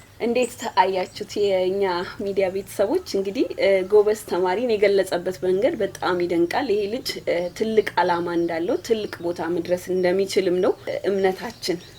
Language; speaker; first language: Amharic; non-native, local second language; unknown